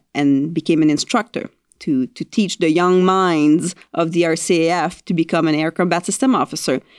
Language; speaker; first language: English; non-native, fluent; French